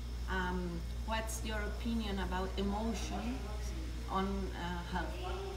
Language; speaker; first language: English; non-native, learner; Spanish